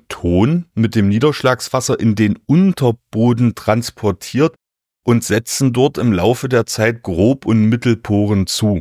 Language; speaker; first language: German; native; German